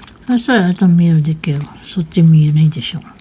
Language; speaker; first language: Japanese; non-native, learner; Filipino